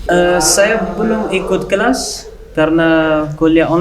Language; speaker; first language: Indonesian; non-native, learner; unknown